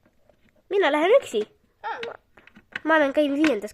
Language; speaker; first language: Estonian; non-native, local second language; Russian